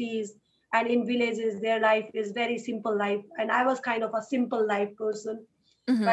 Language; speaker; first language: English; non-native, local second language; Hindi